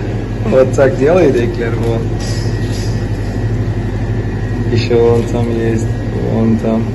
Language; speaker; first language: Russian; non-native, learner; Turkish